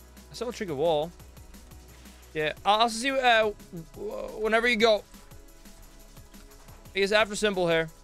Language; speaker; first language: English; non-native, fluent; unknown